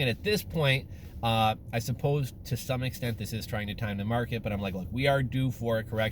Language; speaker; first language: English; native; English